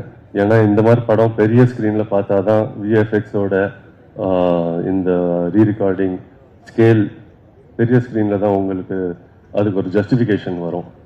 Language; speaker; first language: Tamil; non-native, local second language; Telugu